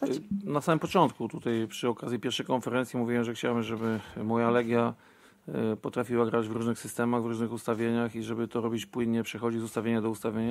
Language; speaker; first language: Polish; native; Polish